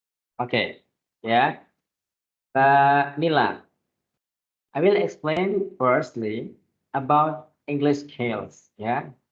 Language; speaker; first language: English; non-native, fluent; Indonesian